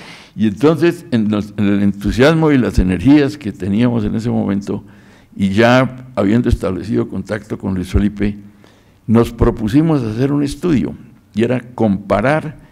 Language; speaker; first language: Spanish; native; Spanish